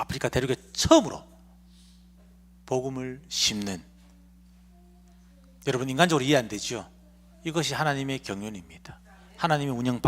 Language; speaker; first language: Korean; native; Korean